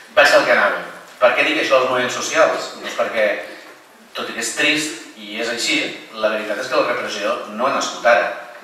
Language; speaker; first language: Catalan; native; Catalan